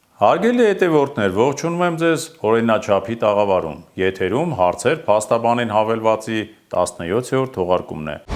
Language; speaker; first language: Armenian; native; Armenian